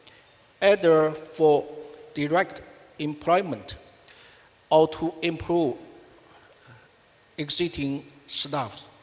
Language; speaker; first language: English; non-native, fluent; Chinese